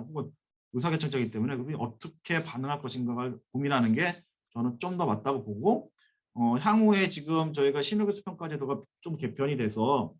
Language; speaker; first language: Korean; native; Korean